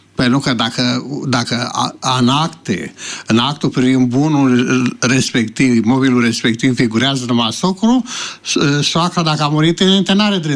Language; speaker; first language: Romanian; native; Romanian